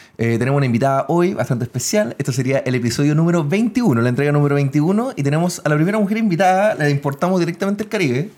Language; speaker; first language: Spanish; native; Spanish